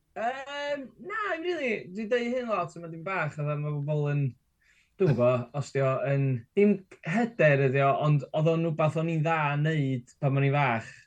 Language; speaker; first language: Welsh; native; Welsh